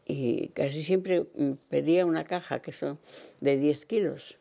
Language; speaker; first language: Spanish; native; Spanish